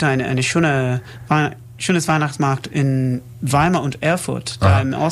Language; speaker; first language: German; non-native, learner; English